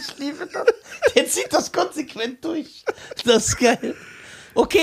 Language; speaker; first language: German; early bilingual, other home language; Persian